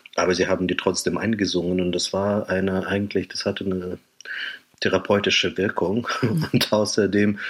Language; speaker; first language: German; non-native, fluent; Ukrainian